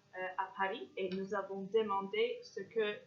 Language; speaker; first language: French; non-native, fluent; English